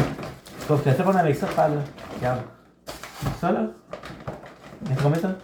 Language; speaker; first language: French; native; French